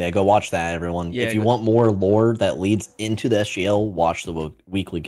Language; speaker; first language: English; native; English